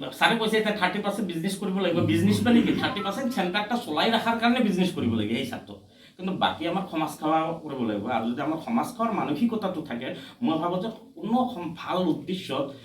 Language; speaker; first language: Assamese; native; Assamese